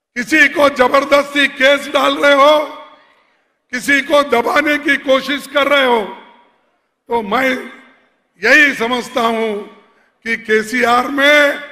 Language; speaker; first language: Hindi; non-native, local second language; Kannada